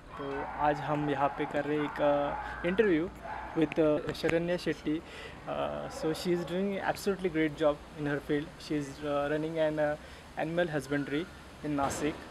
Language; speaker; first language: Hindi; non-native, local second language; Marathi